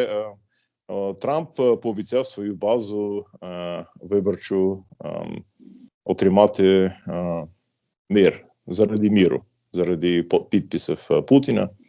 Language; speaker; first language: Ukrainian; non-native, fluent; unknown